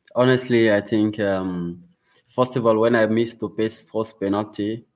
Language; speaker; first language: English; non-native, learner; Wolof